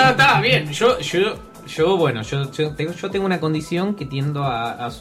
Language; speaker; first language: Spanish; native; Spanish